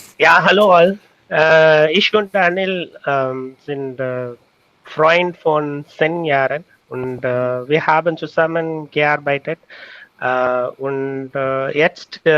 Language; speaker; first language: German; non-native, fluent; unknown